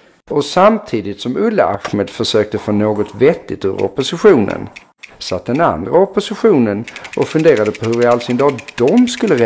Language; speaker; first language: Swedish; native; Swedish